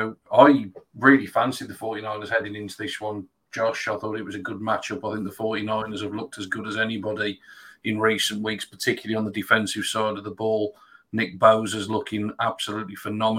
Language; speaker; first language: English; native; English